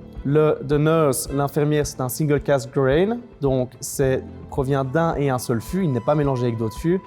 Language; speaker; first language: French; native; French